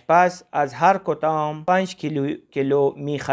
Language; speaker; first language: Persian; non-native, fluent; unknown